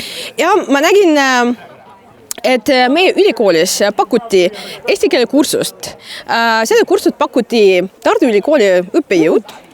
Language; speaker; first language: Estonian; non-native, fluent; Russian